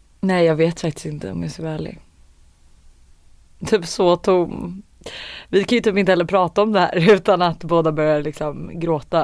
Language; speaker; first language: Swedish; native; Swedish